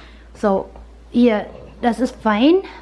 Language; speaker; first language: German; non-native, learner; Filipino